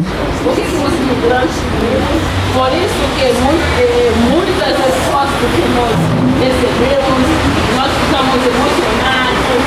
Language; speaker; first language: Portuguese; non-native, learner; Haitian Creole